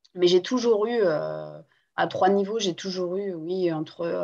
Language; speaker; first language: French; non-native, local second language; Guadeloupean Creole French